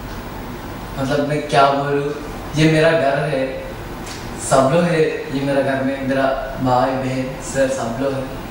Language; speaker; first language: Hindi; non-native, learner; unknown